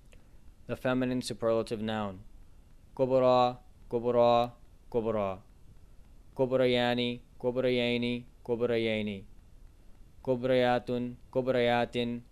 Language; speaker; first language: Arabic; non-native, fluent; English